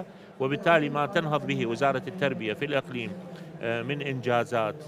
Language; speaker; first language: Arabic; native; Arabic